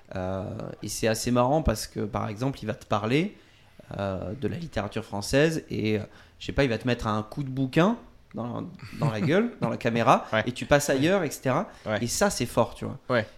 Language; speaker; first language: French; native; French